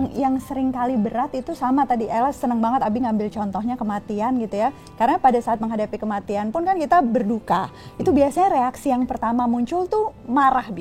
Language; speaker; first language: Indonesian; native; Indonesian